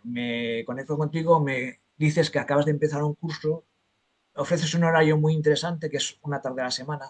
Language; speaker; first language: Spanish; native; Spanish